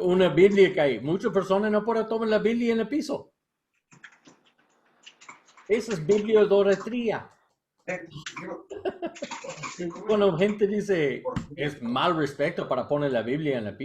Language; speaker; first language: Spanish; non-native, learner; English